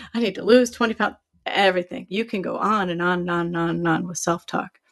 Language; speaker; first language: English; native; English